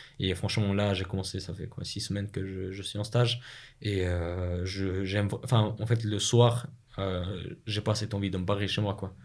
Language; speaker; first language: French; non-native, fluent; Russian